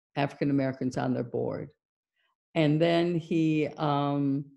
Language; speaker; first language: English; native; English